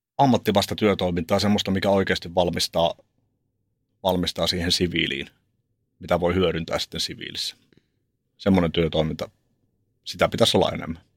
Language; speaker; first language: Finnish; native; Finnish